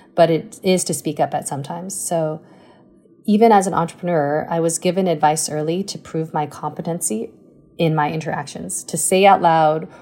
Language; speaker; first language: English; early bilingual, other home language; Chinese